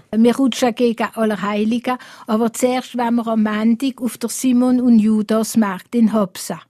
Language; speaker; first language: German; non-native, local second language; Swiss German